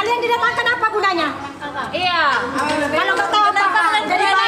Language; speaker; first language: Indonesian; native; Indonesian